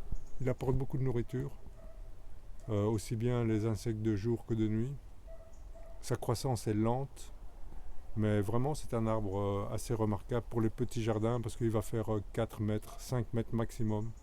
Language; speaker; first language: French; native; French